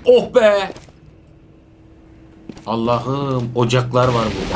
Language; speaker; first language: Turkish; native; Turkish